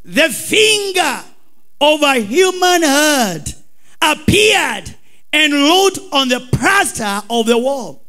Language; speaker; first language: English; non-native, local second language; Swahili